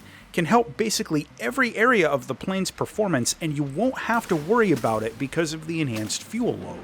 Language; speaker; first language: English; native; English